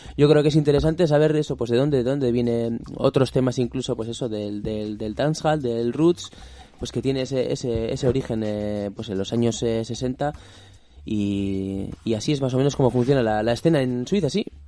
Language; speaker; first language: Spanish; native; Spanish